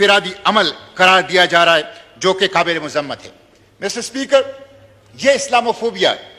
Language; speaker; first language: Urdu; non-native, local second language; Pashto